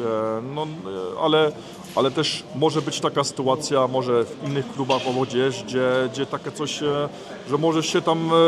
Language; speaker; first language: Polish; early bilingual, heritage; Polish